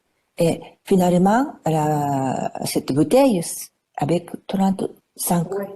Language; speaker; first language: French; non-native, fluent; Japanese